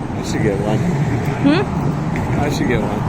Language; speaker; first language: English; non-native, learner; Thai